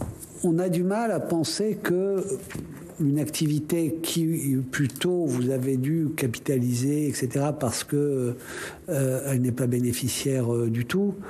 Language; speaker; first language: French; native; French